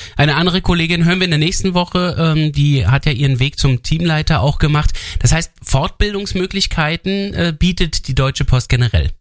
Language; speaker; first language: German; native; German